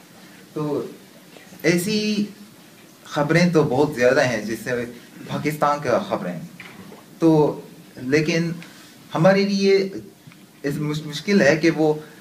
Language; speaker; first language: Hindi; non-native, learner; Japanese